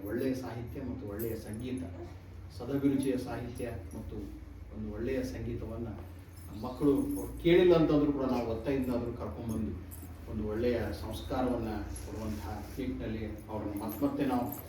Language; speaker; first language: Kannada; native; Kannada